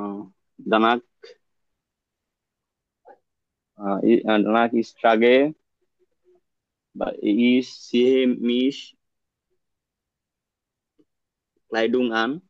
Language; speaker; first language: German; non-native, learner; Bangla